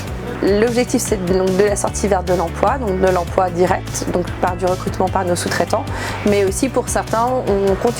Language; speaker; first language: French; native; French